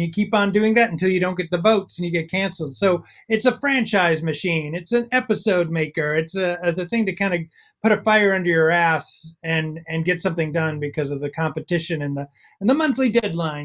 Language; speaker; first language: English; native; English